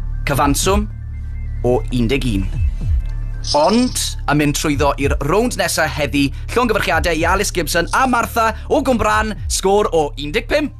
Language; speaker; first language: Welsh; native; Welsh